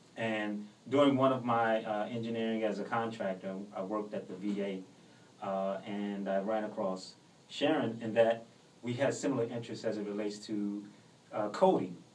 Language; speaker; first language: English; native; English